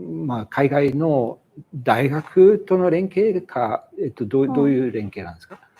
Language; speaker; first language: Japanese; non-native, fluent; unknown